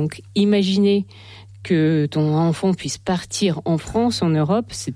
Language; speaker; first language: French; non-native, fluent; Ukrainian